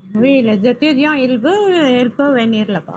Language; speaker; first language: French; non-native, fluent; Tamil